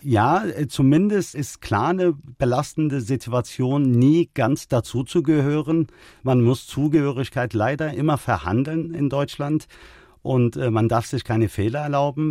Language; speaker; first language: German; early bilingual, other home language; Turkish